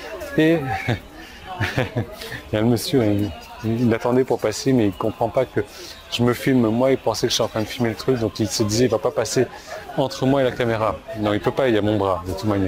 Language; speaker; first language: French; native; French